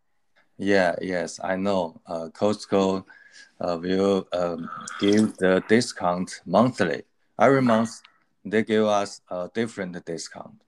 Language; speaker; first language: English; non-native, learner; Chinese